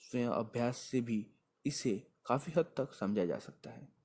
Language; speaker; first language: Hindi; non-native, local second language; Marathi